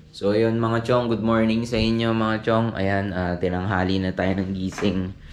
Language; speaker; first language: Filipino; native; Filipino